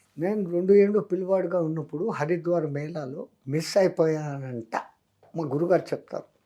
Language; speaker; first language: Telugu; non-native, local second language; Hindi